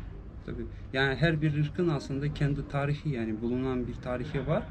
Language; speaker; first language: Turkish; non-native, fluent; Russian